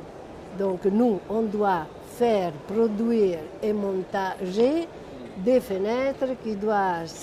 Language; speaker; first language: French; non-native, fluent; Italian